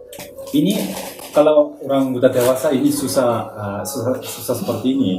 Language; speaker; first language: Indonesian; non-native, learner; Korean